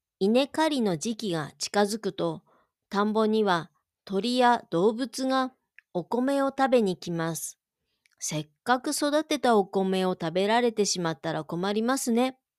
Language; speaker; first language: Japanese; native; Japanese